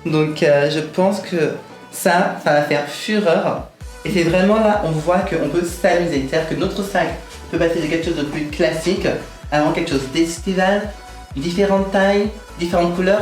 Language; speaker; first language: French; native; French